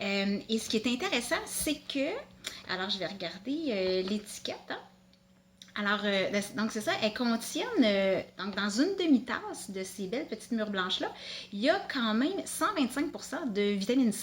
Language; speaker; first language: French; native; French